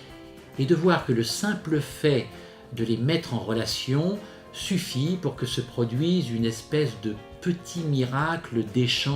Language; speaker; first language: French; native; French